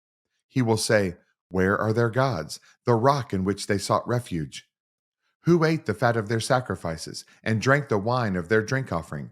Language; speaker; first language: English; native; English